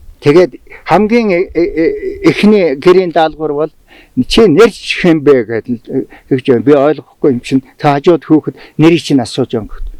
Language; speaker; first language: Mongolian; non-native, local second language; Tuvinian